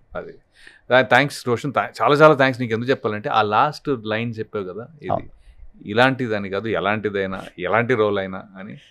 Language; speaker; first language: Telugu; native; Telugu